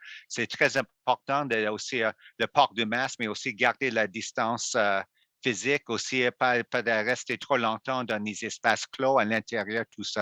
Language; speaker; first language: French; non-native, local second language; English